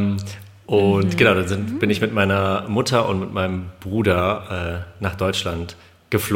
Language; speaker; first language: German; early bilingual, other home language; Armenian